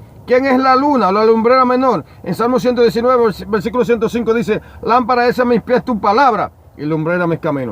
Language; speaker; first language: Spanish; native; Spanish